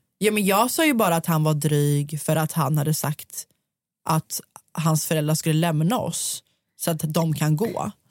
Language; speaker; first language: Swedish; native; Swedish